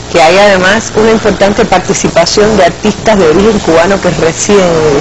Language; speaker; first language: Spanish; native; Spanish